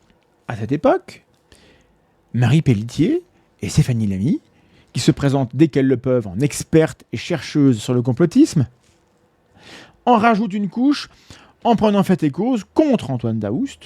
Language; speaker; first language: French; native; French